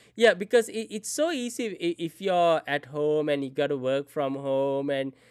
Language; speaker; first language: English; non-native, local second language; Sinhala